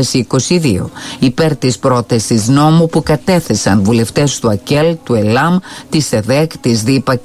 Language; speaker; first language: Greek; native; Greek